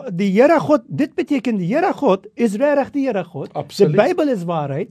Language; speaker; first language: Afrikaans; non-native, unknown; Turkish